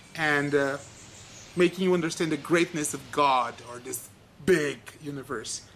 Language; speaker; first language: English; non-native, fluent; Portuguese